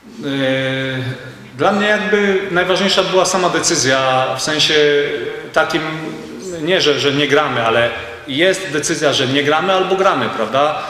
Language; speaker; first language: Polish; native; Polish